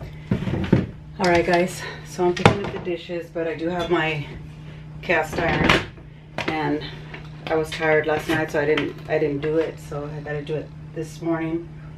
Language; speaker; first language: English; early bilingual, other home language; Spanish